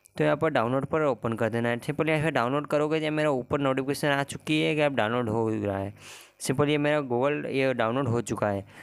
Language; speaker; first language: Hindi; native; Hindi